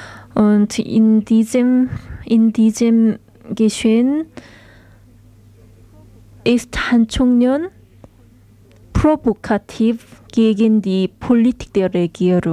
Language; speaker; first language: German; non-native, learner; Korean